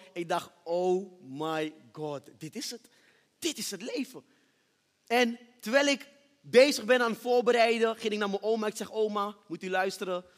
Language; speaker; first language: Dutch; early bilingual, other home language; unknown